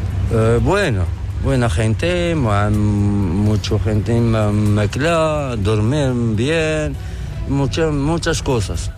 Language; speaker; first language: Spanish; non-native, learner; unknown